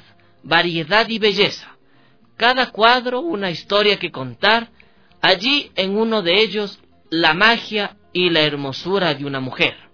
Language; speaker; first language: Spanish; native; Spanish